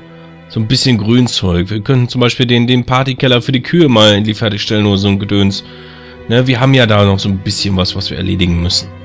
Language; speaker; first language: German; native; German